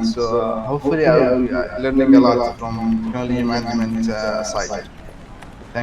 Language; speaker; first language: English; non-native, fluent; Arabic